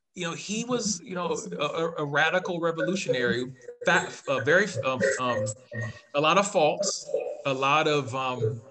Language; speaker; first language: English; native; English